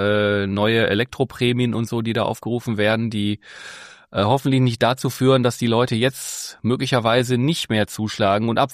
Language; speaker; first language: German; native; German